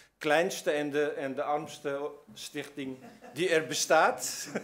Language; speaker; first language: Dutch; early bilingual, other home language; Turkish